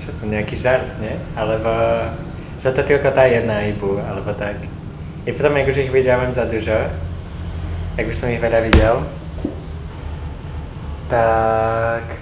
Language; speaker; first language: Polish; non-native, learner; Slovak